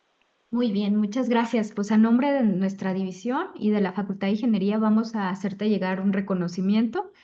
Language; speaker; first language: Spanish; native; Spanish